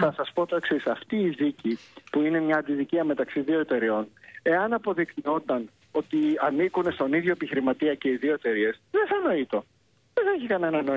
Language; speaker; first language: Greek; native; Greek